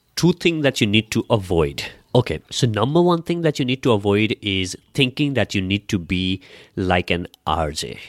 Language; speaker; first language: English; non-native, local second language; Nepali